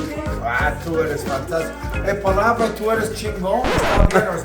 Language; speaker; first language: Spanish; non-native, learner; English